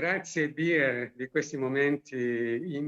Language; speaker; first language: Italian; native; Italian